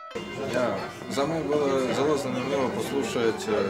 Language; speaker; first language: Slovenian; non-native, learner; Russian